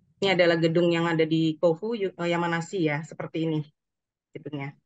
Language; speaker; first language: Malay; non-native, fluent; Japanese